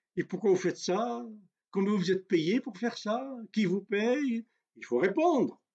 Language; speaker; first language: French; non-native, local second language; Kabyle